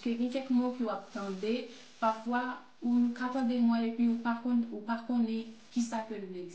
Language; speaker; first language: French; non-native, local second language; Haitian Creole